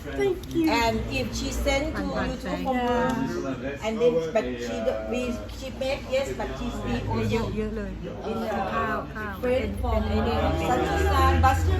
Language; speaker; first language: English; non-native, learner; Thai